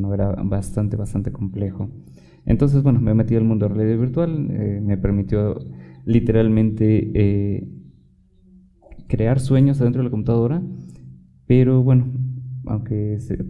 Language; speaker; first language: Spanish; native; Spanish